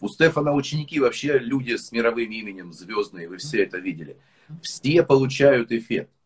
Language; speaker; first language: Russian; native; Russian